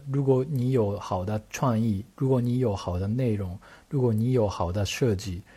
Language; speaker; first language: Chinese; non-native, fluent; Japanese